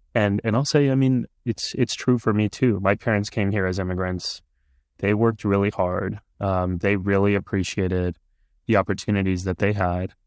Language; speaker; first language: English; early bilingual, other home language; Punjabi